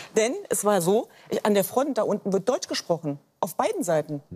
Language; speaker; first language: German; native; German